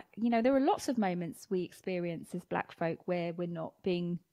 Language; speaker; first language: English; native; English